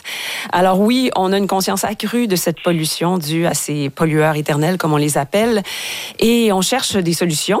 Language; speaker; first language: French; native; French